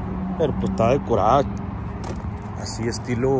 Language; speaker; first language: Spanish; native; Spanish